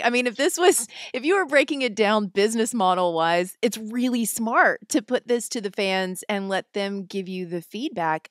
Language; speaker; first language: English; native; English